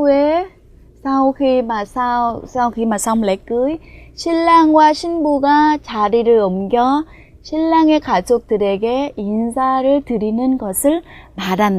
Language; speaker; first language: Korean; non-native, fluent; Vietnamese